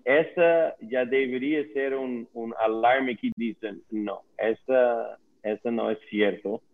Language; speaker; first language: Spanish; non-native, learner; Dutch